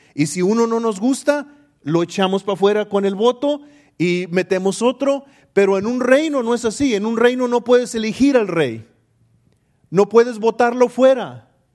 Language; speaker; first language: Spanish; early bilingual, heritage; English